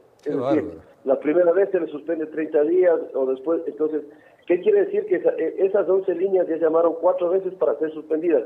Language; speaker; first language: Spanish; native; Spanish